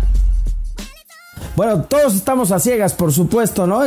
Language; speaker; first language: Spanish; native; Spanish